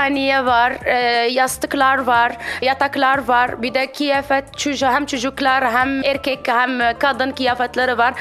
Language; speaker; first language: Turkish; non-native, fluent; Arabic